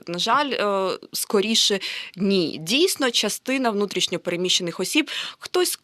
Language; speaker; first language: Ukrainian; native; Ukrainian